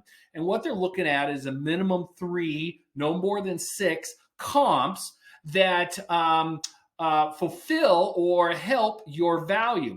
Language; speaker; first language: English; native; English